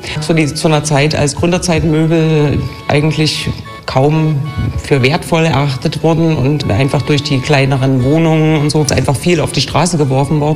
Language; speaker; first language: German; native; German